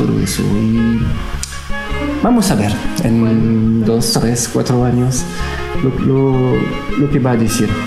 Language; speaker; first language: Spanish; non-native, fluent; French